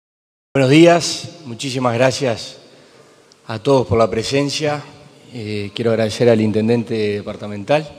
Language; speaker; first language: Spanish; native; Spanish